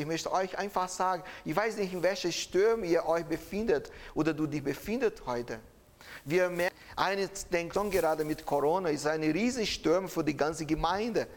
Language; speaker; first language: German; non-native, fluent; Portuguese